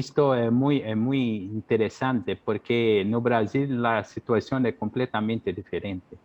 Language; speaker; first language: Spanish; non-native, learner; Portuguese